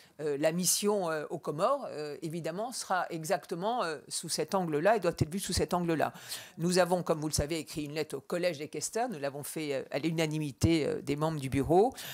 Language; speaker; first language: French; native; French